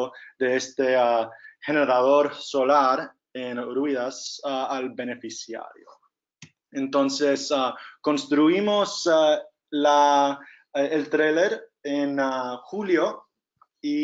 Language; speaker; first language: Spanish; non-native, fluent; English